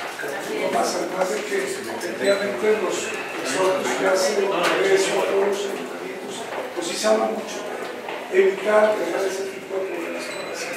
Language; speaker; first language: Spanish; native; Spanish